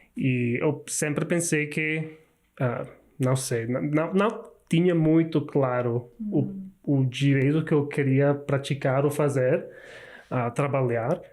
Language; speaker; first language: Portuguese; non-native, learner; Spanish